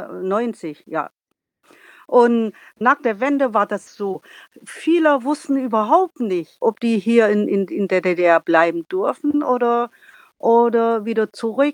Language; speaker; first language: German; non-native, learner; Vietnamese